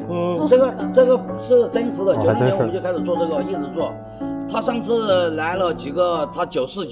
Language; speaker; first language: Chinese; native; Chinese